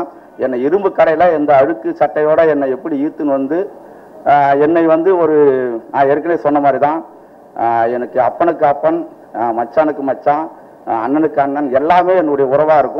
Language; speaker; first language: Tamil; native; Tamil